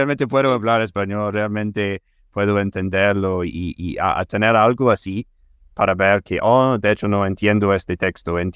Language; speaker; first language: Spanish; non-native, fluent; English